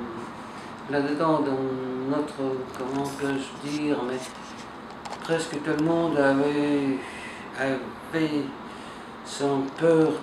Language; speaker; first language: French; non-native, learner; Russian